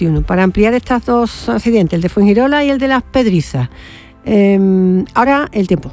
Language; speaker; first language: Spanish; native; Spanish